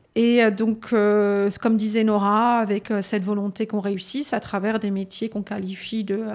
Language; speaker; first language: French; native; French